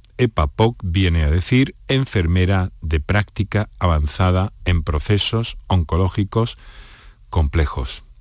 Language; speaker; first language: Spanish; native; Spanish